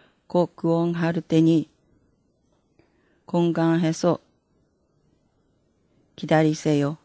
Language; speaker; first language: Korean; non-native, fluent; Japanese